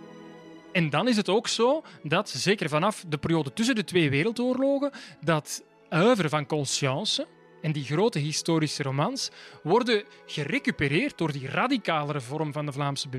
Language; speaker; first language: Dutch; native; Dutch